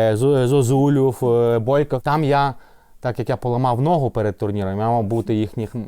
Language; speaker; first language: Ukrainian; native; Ukrainian